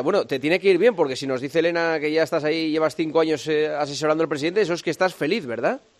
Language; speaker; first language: Spanish; native; Spanish